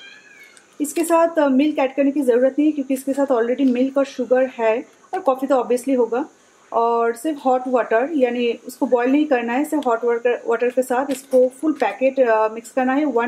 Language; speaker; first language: Hindi; non-native, local second language; Bangla